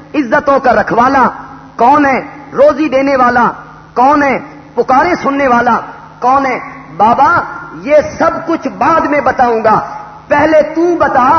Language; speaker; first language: Urdu; non-native, local second language; Punjabi